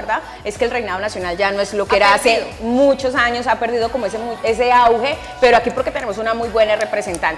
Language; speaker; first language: Spanish; native; Spanish